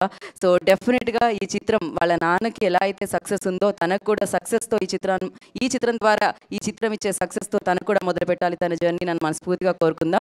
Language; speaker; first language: Telugu; native; Telugu